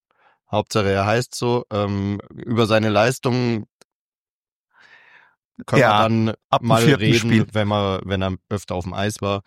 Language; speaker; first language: German; native; German